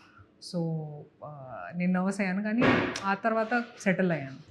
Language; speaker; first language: Telugu; non-native, fluent; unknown